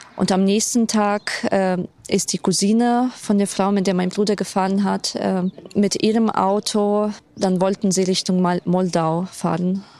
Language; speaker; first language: German; non-native, fluent; Ukrainian